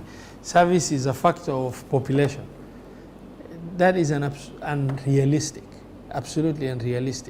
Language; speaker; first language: English; non-native, local second language; Somali